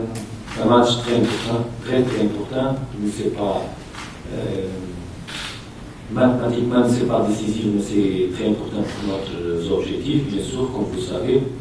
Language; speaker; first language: French; non-native, fluent; Portuguese